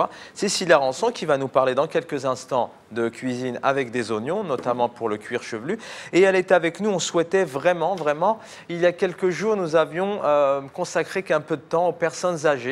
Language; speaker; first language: French; native; French